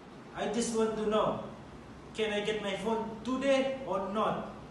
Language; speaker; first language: English; non-native, fluent; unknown